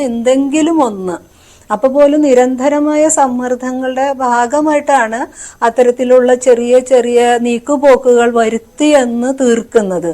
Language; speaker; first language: Malayalam; native; Malayalam